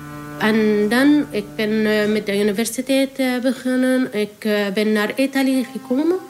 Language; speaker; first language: Dutch; non-native, learner; Arabic